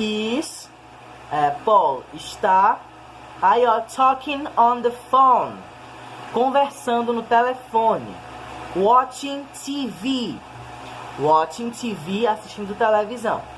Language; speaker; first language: Portuguese; native; Portuguese